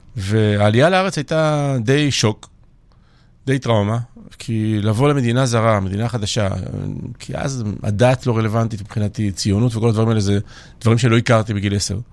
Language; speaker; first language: Hebrew; early bilingual, other home language; Georgian